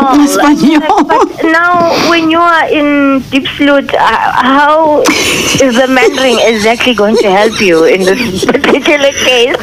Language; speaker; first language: English; non-native, local second language; Zulu